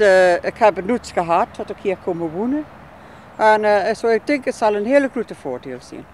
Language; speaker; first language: Dutch; non-native, learner; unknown